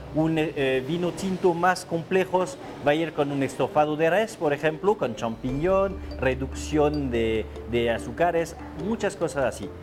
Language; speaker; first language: Spanish; non-native, fluent; French